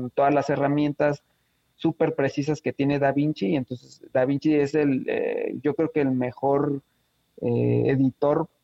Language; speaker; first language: Spanish; native; Spanish